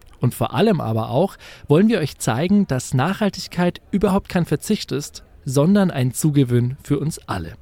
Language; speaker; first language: German; native; German